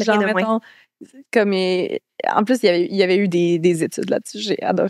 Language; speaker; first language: French; native; French